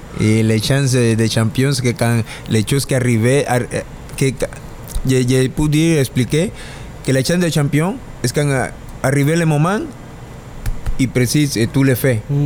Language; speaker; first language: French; non-native, learner; Spanish